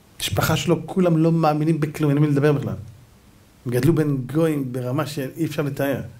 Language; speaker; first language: Hebrew; native; Hebrew